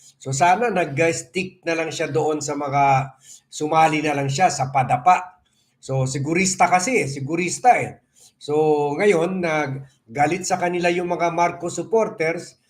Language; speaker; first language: Filipino; native; Filipino